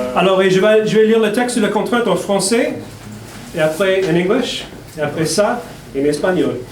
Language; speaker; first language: French; non-native, fluent; English